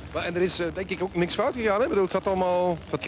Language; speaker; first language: Dutch; native; Dutch